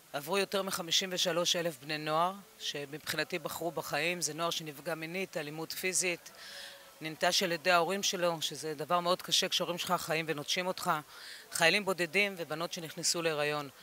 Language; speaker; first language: Hebrew; early bilingual, other home language; English